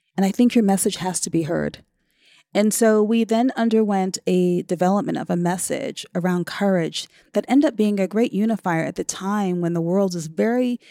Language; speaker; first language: English; native; English